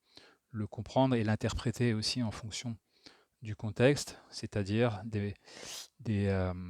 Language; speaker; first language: French; native; French